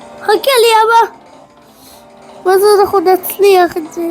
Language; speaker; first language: Hebrew; early bilingual, heritage; Hebrew